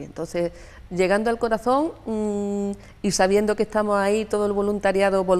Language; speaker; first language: Spanish; native; Spanish